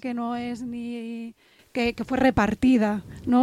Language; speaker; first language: Spanish; native; Spanish